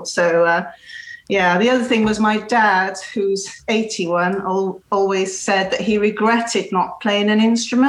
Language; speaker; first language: English; native; English